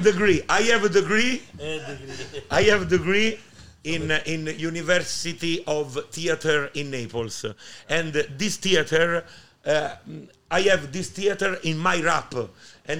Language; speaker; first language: English; non-native, learner; Italian